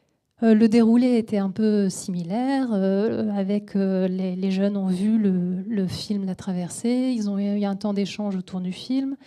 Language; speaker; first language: French; native; French